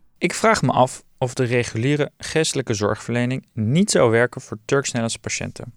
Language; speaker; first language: Dutch; early bilingual, other home language; Turkish